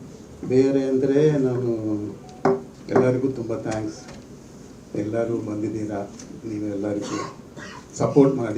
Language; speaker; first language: Kannada; non-native, learner; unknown